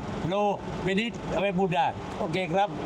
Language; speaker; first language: French; non-native, learner; Thai